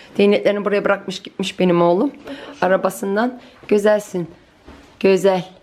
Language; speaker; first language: Turkish; early bilingual, heritage; Turkish